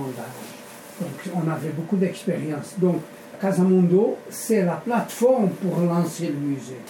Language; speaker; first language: French; non-native, fluent; Portuguese